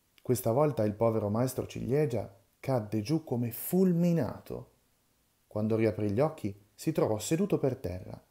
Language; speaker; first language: Italian; native; Italian